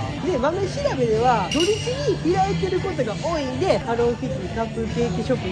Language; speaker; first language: Japanese; native; Japanese